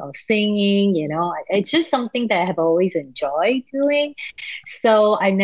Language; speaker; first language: English; non-native, local second language; Cantonese